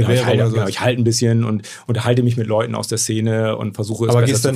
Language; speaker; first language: German; native; German